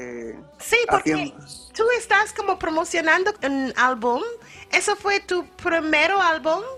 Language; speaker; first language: Spanish; non-native, fluent; English